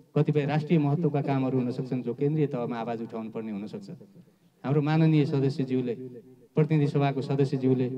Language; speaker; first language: Nepali; native; Nepali